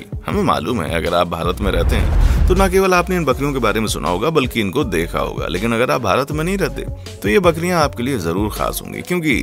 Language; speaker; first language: Hindi; native; Hindi